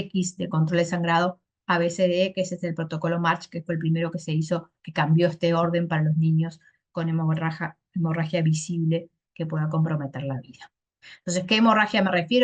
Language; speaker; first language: Spanish; native; Spanish